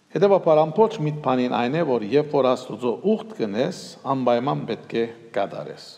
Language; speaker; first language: Armenian; early bilingual, heritage; Armenian